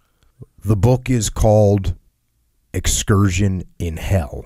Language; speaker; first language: English; native; English